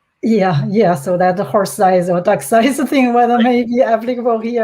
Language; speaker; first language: English; non-native, fluent; Chinese